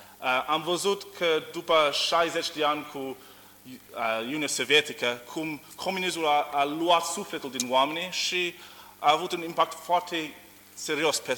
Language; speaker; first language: Romanian; non-native, learner; English